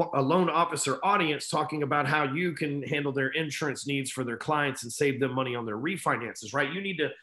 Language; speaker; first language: English; native; English